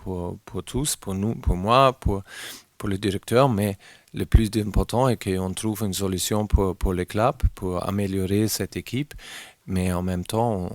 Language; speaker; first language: French; non-native, learner; German